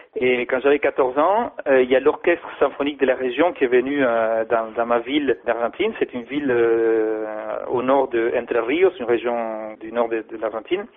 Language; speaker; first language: French; non-native, fluent; Spanish